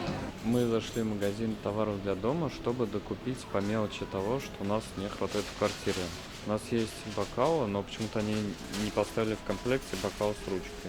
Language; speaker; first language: Russian; native; Russian